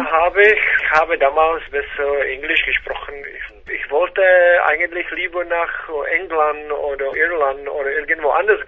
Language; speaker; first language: German; non-native, fluent; Czech